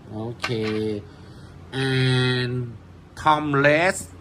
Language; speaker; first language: English; non-native, learner; Thai